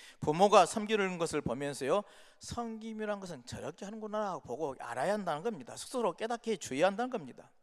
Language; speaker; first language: Korean; native; Korean